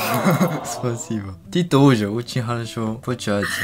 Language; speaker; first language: Russian; non-native, fluent; Japanese